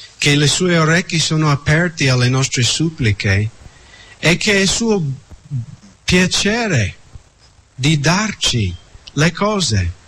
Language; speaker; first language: Italian; non-native, fluent; English